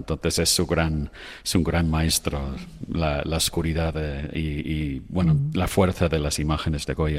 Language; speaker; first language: Spanish; non-native, fluent; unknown